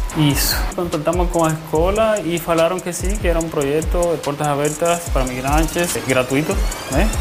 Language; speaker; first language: Portuguese; non-native, fluent; Spanish